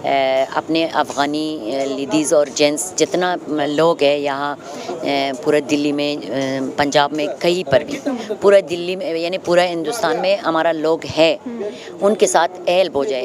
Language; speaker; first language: Hindi; non-native, fluent; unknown